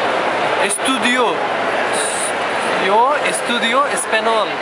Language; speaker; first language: Spanish; non-native, learner; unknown